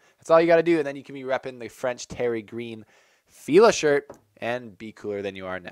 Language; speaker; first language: English; native; English